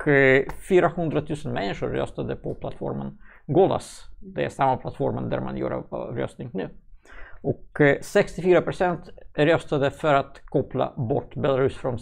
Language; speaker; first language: Swedish; non-native, fluent; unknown